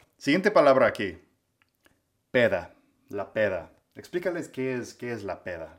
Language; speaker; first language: Spanish; non-native, fluent; English